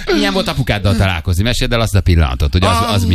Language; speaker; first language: Hungarian; native; Hungarian